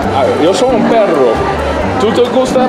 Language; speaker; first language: Spanish; non-native, learner; English